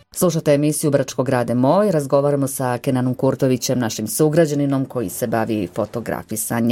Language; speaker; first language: Serbian; native; Serbian